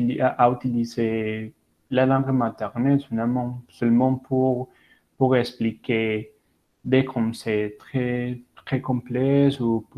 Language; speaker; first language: French; non-native, learner; Spanish